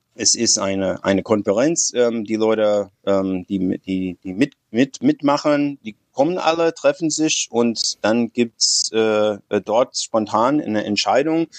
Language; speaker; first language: German; non-native, fluent; English